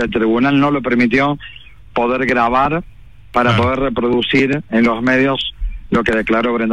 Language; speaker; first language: Spanish; native; Spanish